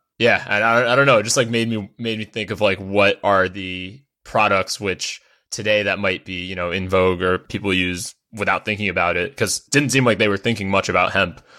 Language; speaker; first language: English; native; English